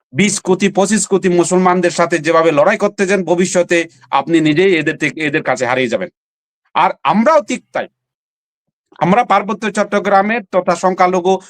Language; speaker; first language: Bangla; non-native, local second language; Chakma